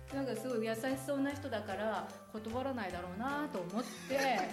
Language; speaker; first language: Japanese; native; Japanese